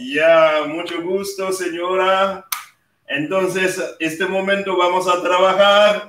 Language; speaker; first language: Spanish; non-native, fluent; Haitian Creole